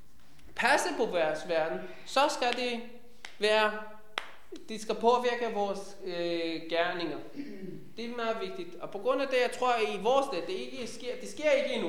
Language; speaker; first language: Danish; non-native, fluent; Hebrew